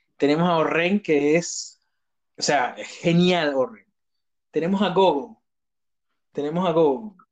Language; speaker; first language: Spanish; native; Spanish